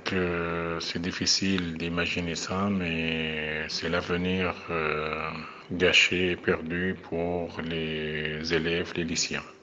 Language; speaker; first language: French; non-native, fluent; Arabic